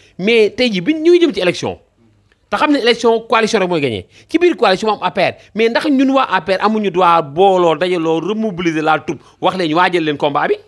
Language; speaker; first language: French; non-native, local second language; Wolof